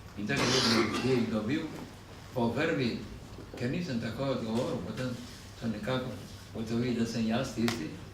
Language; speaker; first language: Slovenian; native; Slovenian